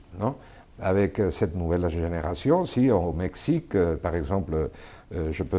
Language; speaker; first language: French; non-native, fluent; Spanish